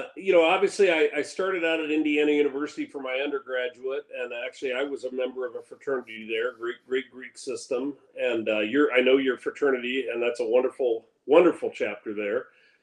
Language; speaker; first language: English; native; English